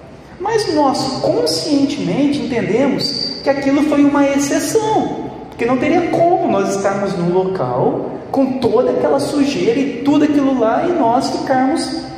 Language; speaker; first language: Portuguese; native; Portuguese